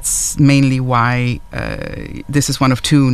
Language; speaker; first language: English; non-native, fluent; German